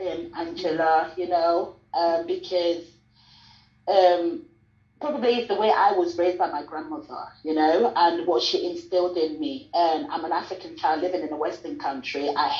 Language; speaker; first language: English; non-native, local second language; Krio